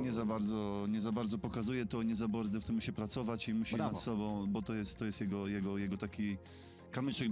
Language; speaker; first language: Polish; native; Polish